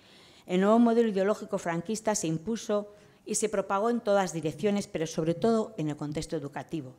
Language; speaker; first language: Spanish; native; Spanish